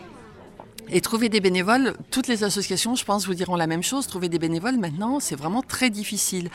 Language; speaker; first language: French; native; French